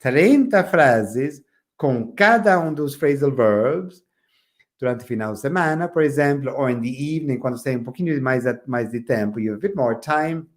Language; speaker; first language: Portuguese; non-native, fluent; English